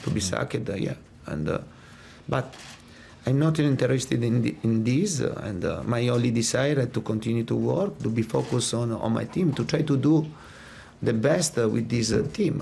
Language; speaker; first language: English; non-native, fluent; Italian